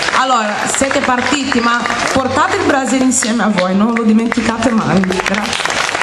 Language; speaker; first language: Italian; non-native, fluent; Portuguese